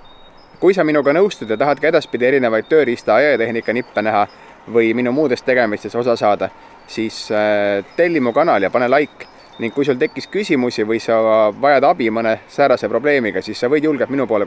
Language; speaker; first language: Estonian; native; Estonian